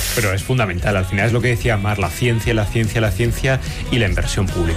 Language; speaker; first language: Spanish; native; Spanish